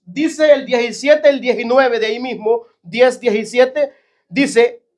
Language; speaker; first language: Spanish; native; Spanish